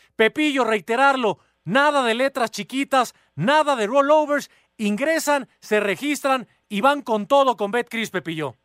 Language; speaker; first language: Spanish; native; Spanish